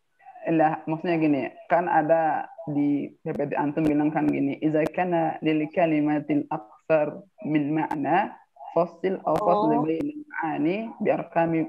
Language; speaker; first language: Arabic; non-native, learner; Indonesian